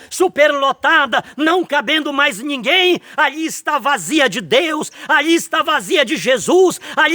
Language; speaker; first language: Portuguese; native; Portuguese